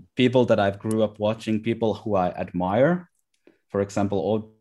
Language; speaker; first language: English; non-native, fluent; Finnish